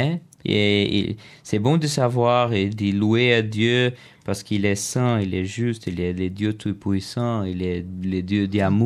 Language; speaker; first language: French; non-native, learner; Portuguese